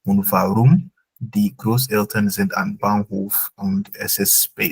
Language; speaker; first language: German; non-native, fluent; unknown